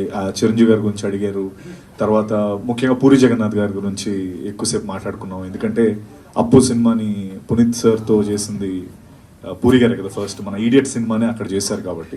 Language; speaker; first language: Telugu; native; Telugu